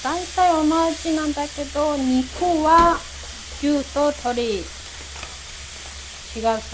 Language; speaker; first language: Japanese; non-native, fluent; Mongolian